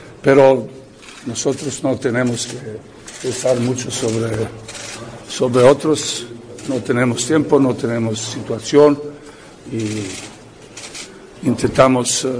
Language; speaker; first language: Spanish; non-native, learner; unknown